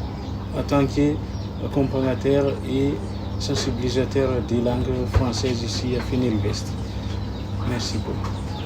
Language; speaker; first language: French; non-native, local second language; Malagasy